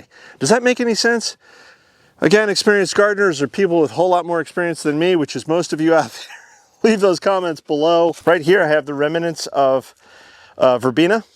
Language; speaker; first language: English; native; English